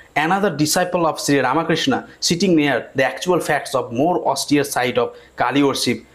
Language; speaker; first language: English; non-native, local second language; Bangla